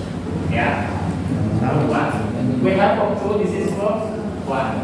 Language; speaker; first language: English; non-native, fluent; Indonesian